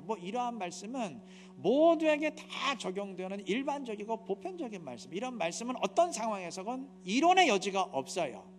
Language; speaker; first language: Korean; native; Korean